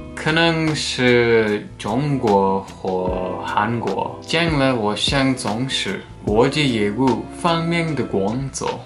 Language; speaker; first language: Chinese; non-native, learner; Vietnamese